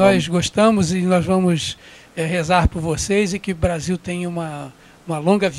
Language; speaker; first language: Portuguese; native; Portuguese